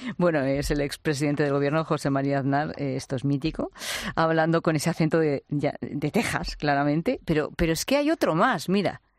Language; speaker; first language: Spanish; native; Spanish